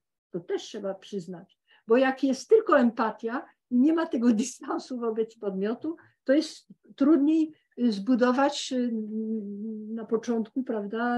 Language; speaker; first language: Polish; early bilingual, heritage; Polish